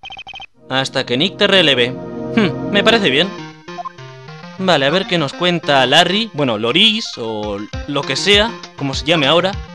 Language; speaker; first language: Spanish; native; Spanish